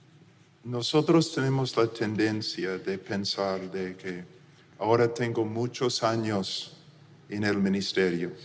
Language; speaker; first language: Spanish; non-native, fluent; English